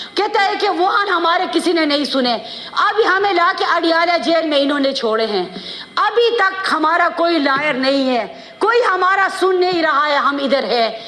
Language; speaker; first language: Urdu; non-native, local second language; Khowar